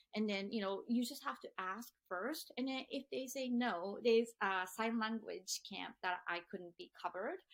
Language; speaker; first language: English; non-native, fluent; Japanese